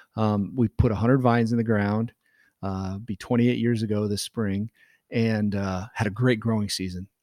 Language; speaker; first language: English; native; English